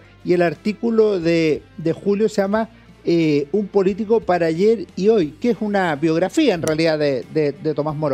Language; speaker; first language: Spanish; native; Spanish